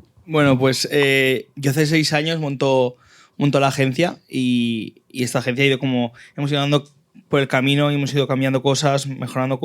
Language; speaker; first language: Spanish; native; Spanish